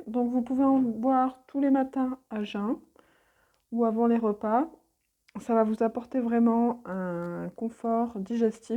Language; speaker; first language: French; native; French